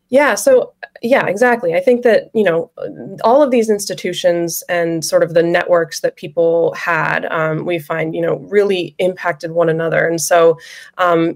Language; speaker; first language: English; native; English